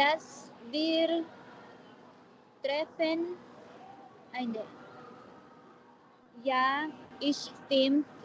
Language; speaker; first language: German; non-native, learner; Filipino